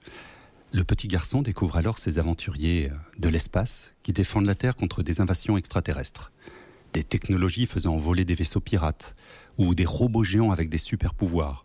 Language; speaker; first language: French; native; French